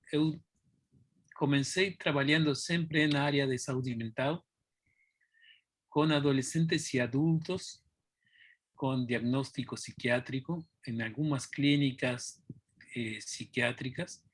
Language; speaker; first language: Portuguese; non-native, fluent; Spanish